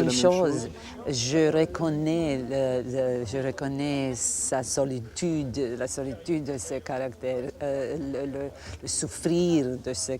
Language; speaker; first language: French; non-native, fluent; Croatian